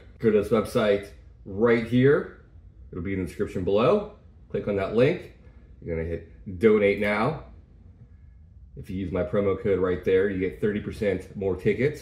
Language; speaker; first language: English; native; English